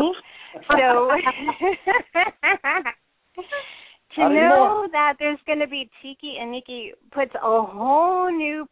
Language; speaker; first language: English; native; English